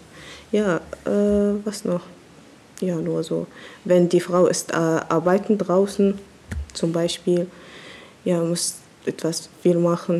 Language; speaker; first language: German; non-native, learner; Arabic